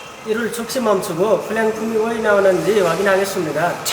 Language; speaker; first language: Korean; non-native, learner; Nepali